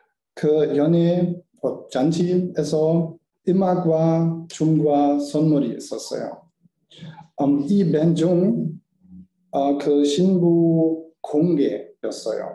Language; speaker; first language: Korean; non-native, learner; German